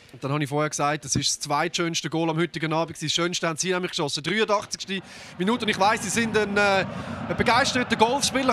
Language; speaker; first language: German; native; German